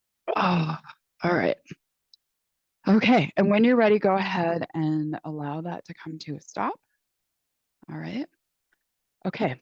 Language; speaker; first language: English; native; English